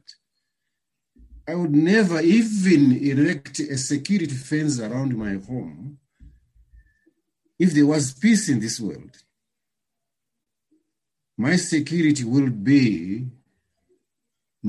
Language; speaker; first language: English; non-native, local second language; Shona